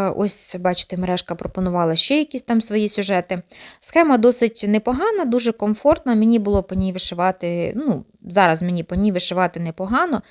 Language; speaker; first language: Ukrainian; non-native, local second language; Russian